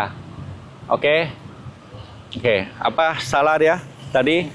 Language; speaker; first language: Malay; non-native, local second language; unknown